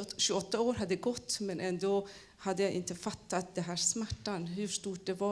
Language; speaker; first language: Swedish; non-native, fluent; Persian